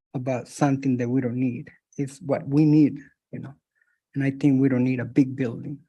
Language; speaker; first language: English; non-native, fluent; Spanish